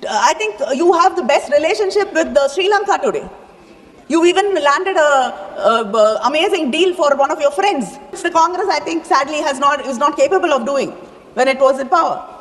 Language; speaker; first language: English; non-native, local second language; Tamil